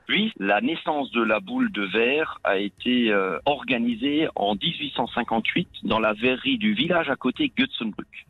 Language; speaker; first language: French; native; French